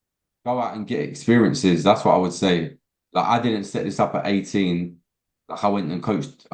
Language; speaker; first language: English; native; English